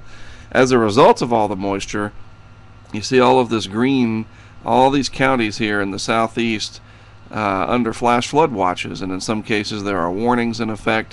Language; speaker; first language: English; native; English